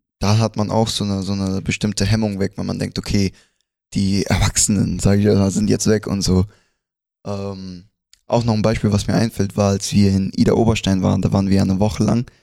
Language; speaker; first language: German; early bilingual, other home language; Spanish